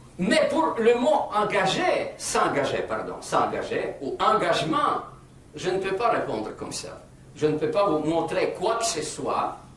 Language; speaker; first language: French; non-native, fluent; Russian